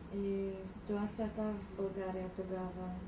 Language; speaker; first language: Bulgarian; non-native, fluent; Czech